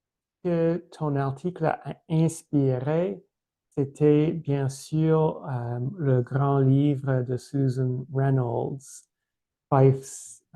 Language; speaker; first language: French; non-native, fluent; English